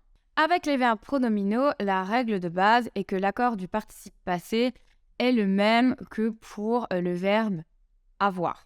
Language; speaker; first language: French; native; French